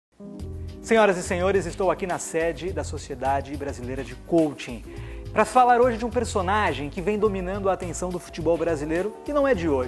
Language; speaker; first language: Portuguese; native; Portuguese